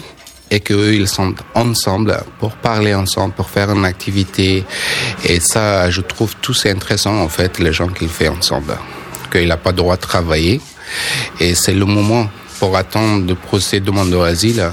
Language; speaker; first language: French; non-native, learner; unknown